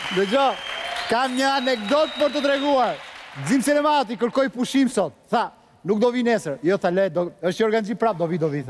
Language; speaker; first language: Albanian; native; Albanian